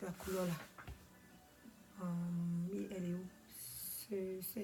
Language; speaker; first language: French; non-native, learner; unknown